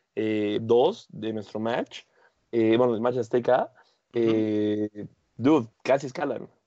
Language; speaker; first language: Spanish; native; Spanish